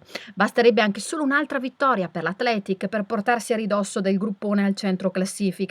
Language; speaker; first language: Italian; native; Italian